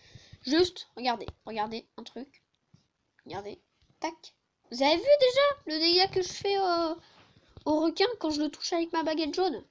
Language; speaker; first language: French; native; French